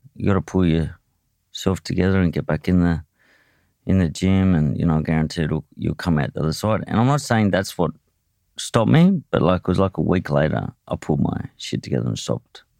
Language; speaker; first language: English; native; English